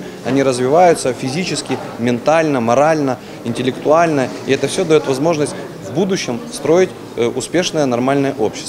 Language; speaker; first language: Russian; native; Russian